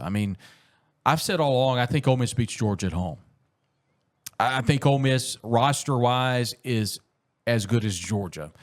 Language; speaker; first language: English; native; English